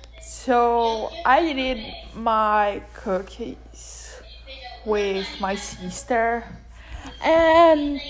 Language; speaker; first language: English; non-native, learner; Portuguese